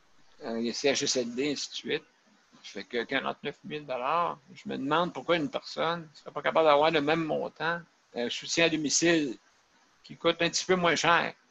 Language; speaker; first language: French; native; French